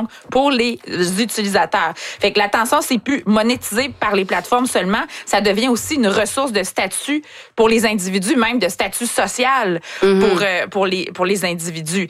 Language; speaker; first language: French; native; French